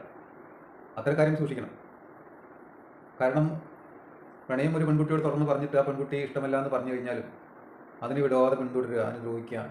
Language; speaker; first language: Malayalam; native; Malayalam